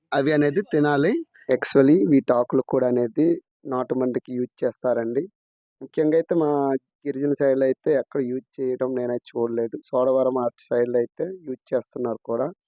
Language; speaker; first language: Telugu; non-native, local second language; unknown